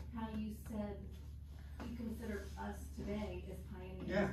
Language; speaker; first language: English; native; English